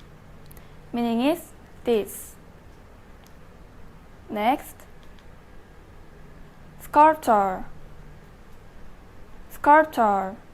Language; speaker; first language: English; non-native, learner; Indonesian